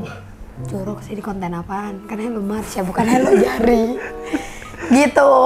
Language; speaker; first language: Indonesian; native; Indonesian